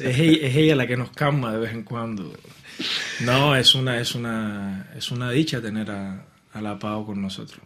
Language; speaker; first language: Spanish; native; Spanish